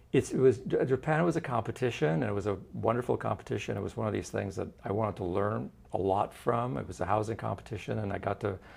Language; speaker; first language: English; non-native, fluent; Turkish